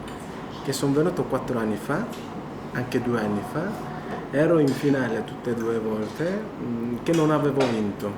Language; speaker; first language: Italian; non-native, fluent; Korean